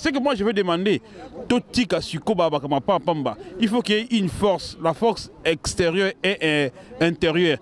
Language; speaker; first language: French; non-native, local second language; Lingala